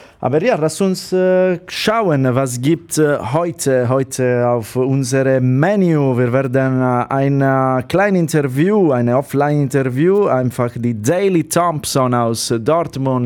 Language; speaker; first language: German; non-native, learner; Italian